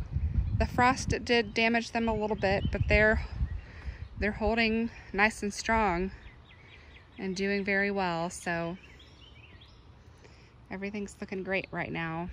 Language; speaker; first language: English; native; English